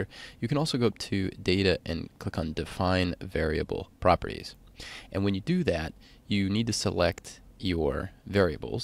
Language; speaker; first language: English; native; English